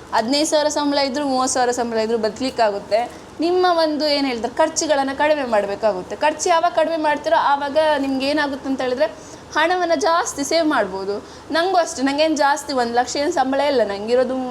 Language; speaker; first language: Kannada; native; Kannada